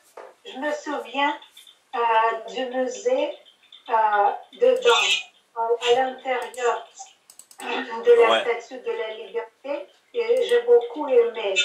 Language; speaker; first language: French; non-native, fluent; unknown